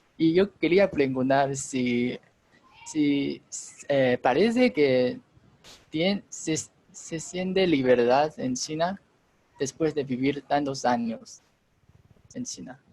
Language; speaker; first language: Spanish; non-native, learner; Chinese